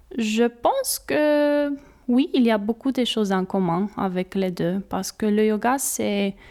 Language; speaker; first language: French; non-native, fluent; Romanian